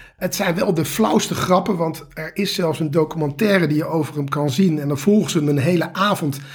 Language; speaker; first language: Dutch; native; Dutch